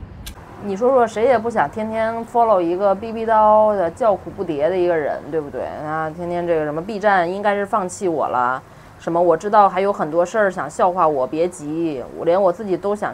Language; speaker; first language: Chinese; native; Chinese